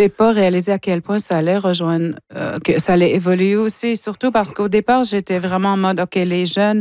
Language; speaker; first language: French; non-native, local second language; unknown